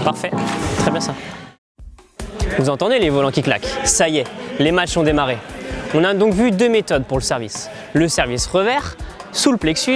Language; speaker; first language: French; native; French